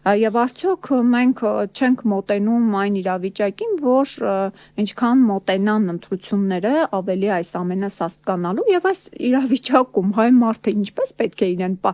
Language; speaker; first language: Armenian; native; Armenian